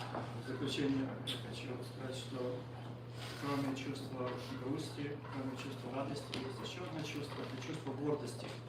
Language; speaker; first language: Russian; native; Russian